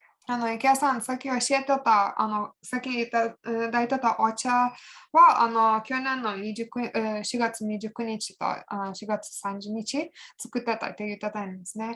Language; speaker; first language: Japanese; non-native, fluent; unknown